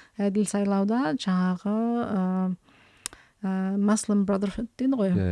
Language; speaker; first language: Kazakh; early bilingual, heritage; Kazakh